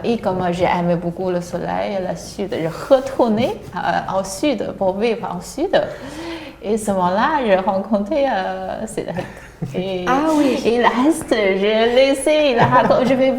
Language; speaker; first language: French; non-native, learner; Chinese